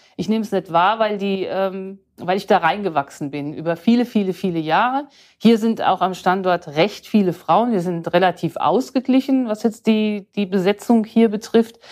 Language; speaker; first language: German; native; German